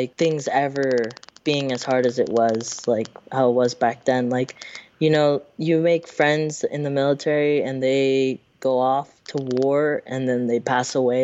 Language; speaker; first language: English; native; English